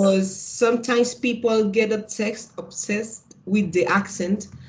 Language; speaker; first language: English; non-native, learner; Spanish